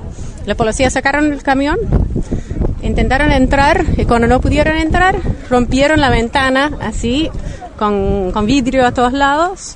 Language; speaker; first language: Spanish; non-native, learner; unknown